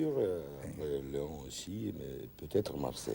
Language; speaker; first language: French; non-native, learner; Russian